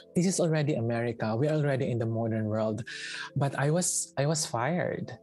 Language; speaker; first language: English; non-native, local second language; Filipino